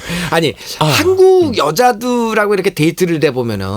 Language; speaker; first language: Korean; native; Korean